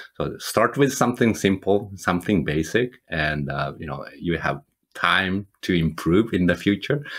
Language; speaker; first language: English; non-native, fluent; Japanese